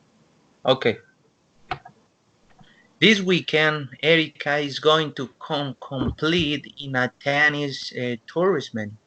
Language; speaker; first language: English; non-native, learner; Spanish